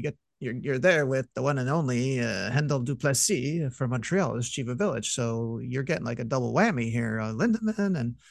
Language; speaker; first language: English; native; English